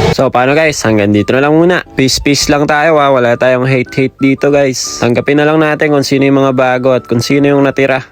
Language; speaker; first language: Filipino; native; Filipino